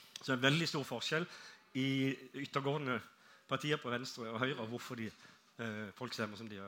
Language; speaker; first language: Norwegian; native; Norwegian